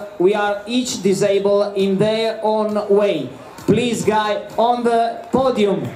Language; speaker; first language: English; non-native, learner; Italian